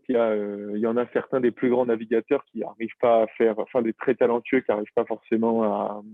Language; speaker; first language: French; native; French